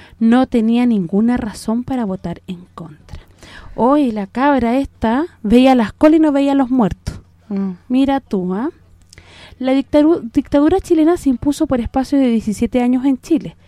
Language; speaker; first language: Spanish; native; Spanish